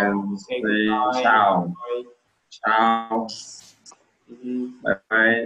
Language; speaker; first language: English; non-native, learner; Vietnamese